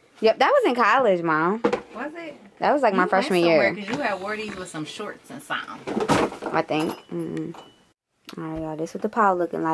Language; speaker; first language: English; native; English